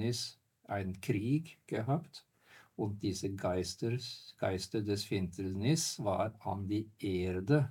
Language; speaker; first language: German; non-native, fluent; Norwegian